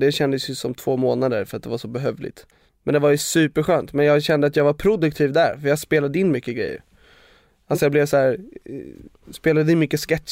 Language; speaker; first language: Swedish; native; Swedish